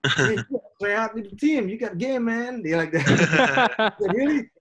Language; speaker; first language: English; non-native, learner; Indonesian